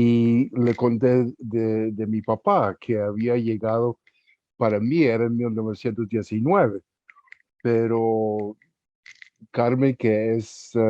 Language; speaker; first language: Spanish; early bilingual, heritage; Spanish